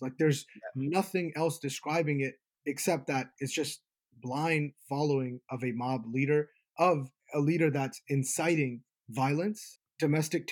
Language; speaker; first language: English; native; English